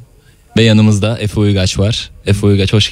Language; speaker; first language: Turkish; native; Turkish